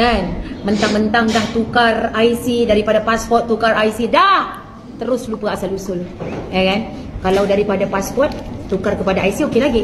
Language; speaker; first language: Malay; native; Malay